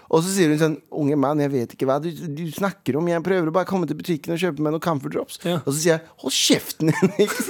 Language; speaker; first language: Norwegian; early bilingual, other home language; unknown